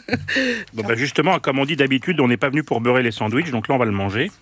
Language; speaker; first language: French; native; French